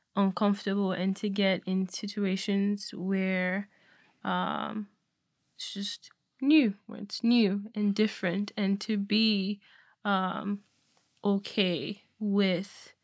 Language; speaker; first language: English; non-native, local second language; Yoruba